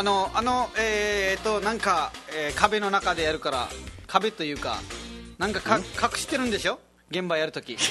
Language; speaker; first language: Japanese; non-native, fluent; Nepali